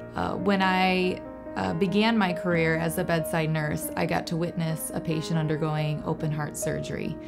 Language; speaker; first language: English; native; English